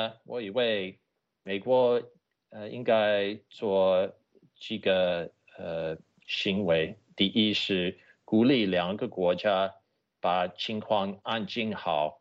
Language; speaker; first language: Chinese; non-native, fluent; English